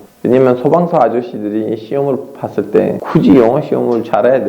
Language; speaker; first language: Korean; non-native, fluent; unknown